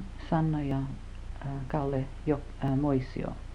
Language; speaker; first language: Finnish; early bilingual, heritage; Finnish